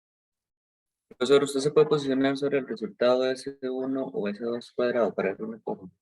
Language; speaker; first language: Spanish; native; Spanish